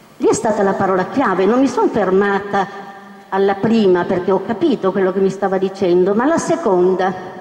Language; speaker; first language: Italian; native; Italian